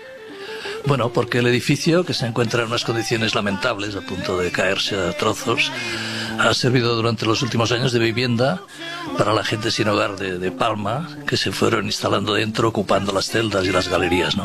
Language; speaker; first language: Spanish; native; Spanish